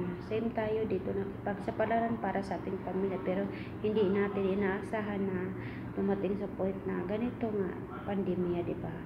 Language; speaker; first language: Filipino; non-native, local second language; Cebuano